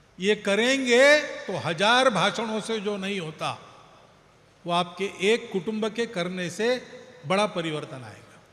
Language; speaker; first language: Hindi; non-native, local second language; Marathi